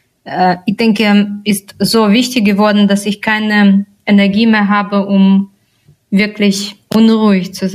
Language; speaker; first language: German; non-native, fluent; Russian